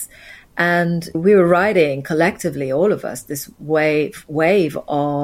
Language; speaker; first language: English; native; English